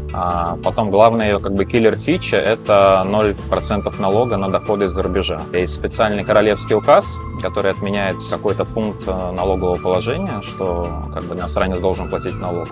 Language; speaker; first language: Russian; native; Russian